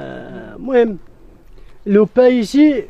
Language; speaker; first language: French; non-native, learner; Berber languages